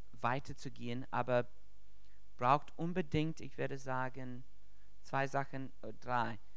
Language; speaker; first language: German; non-native, learner; English